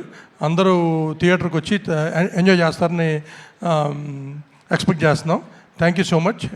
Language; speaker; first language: Telugu; native; Telugu